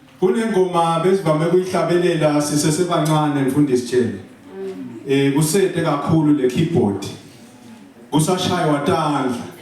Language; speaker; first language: Zulu; non-native, local second language; Swati